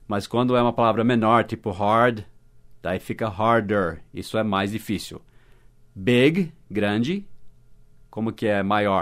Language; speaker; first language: Portuguese; non-native, fluent; English